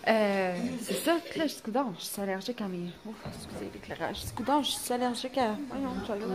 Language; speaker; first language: French; native; French